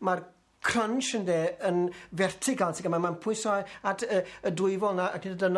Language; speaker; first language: Welsh; native; Welsh